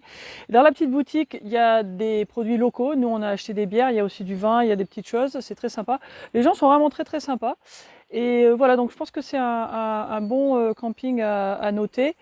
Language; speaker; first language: French; native; French